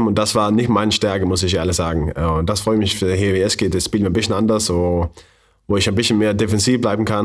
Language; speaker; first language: German; non-native, learner; Faroese